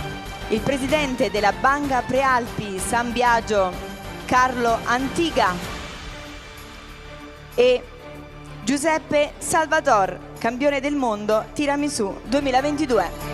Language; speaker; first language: Italian; native; Italian